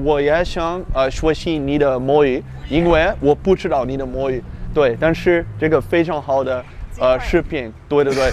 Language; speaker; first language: Chinese; non-native, learner; Dutch